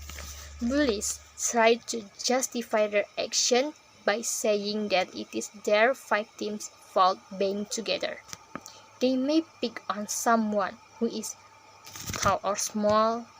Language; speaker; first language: English; non-native, learner; Indonesian